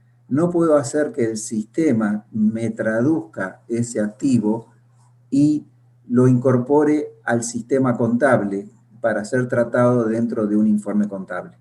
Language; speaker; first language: Spanish; native; Spanish